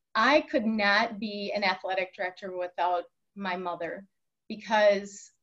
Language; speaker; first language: English; native; English